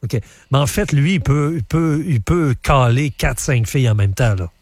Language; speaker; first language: French; native; French